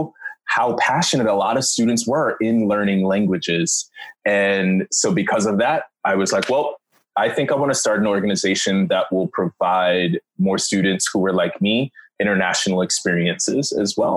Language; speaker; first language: English; native; English